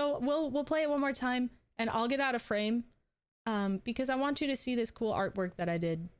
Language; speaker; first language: English; native; English